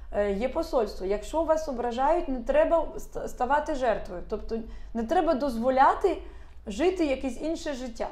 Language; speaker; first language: Ukrainian; non-native, local second language; Russian